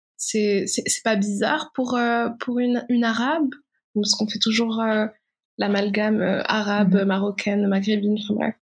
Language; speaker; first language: French; non-native, local second language; Arabic